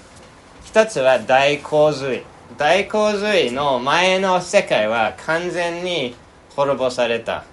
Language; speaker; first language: Japanese; non-native, fluent; English